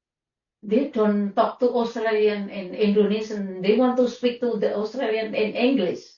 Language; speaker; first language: English; non-native, learner; Indonesian